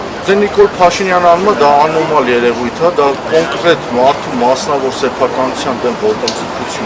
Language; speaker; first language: Armenian; native; Armenian